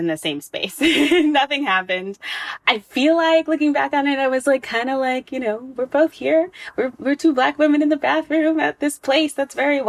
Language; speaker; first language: English; native; English